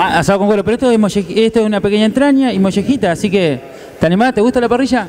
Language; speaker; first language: Spanish; native; Spanish